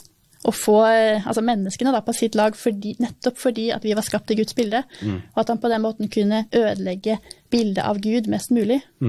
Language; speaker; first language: Norwegian; native; Norwegian